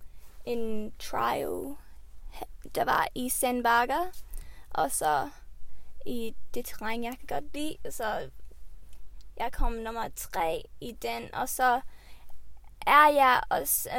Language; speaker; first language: Danish; early bilingual, heritage; Swedish